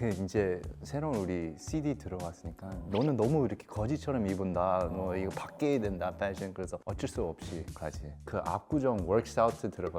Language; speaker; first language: Korean; early bilingual, heritage; English